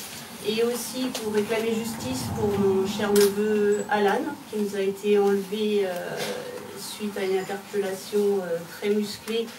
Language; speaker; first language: French; native; French